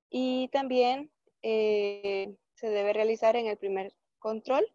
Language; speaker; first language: Spanish; native; Spanish